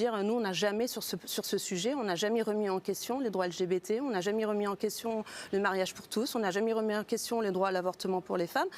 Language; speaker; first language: French; native; French